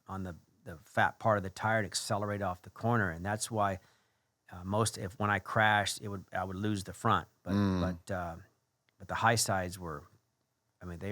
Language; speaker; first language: English; native; English